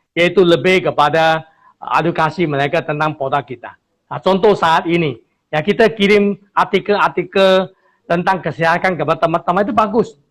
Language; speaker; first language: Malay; non-native, local second language; Chinese